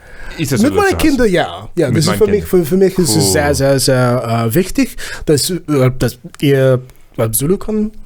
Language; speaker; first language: German; non-native, learner; Zulu